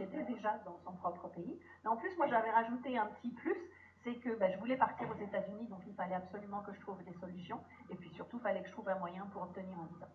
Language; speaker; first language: French; native; French